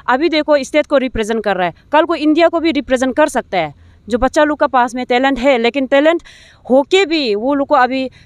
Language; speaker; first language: Hindi; non-native, local second language; Nyishi